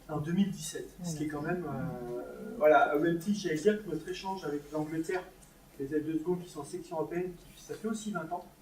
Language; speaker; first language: French; native; French